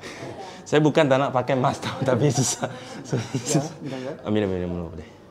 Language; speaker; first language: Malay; non-native, local second language; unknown